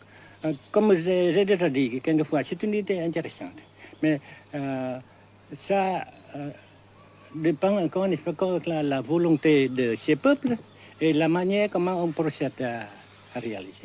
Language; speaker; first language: French; non-native, local second language; Vietnamese